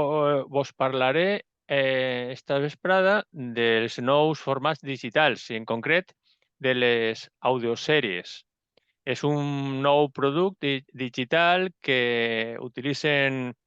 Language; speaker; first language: Catalan; non-native, local second language; Spanish